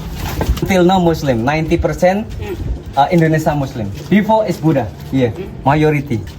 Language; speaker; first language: English; non-native, learner; Indonesian